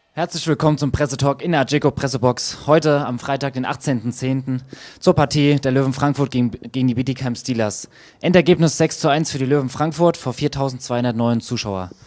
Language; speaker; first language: German; native; German